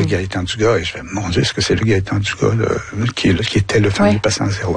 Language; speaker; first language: French; native; French